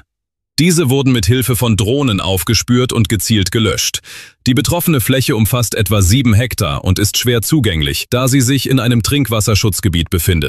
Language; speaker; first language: German; native; German